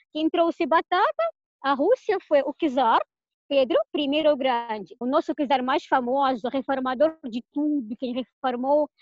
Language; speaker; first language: Portuguese; non-native, fluent; Russian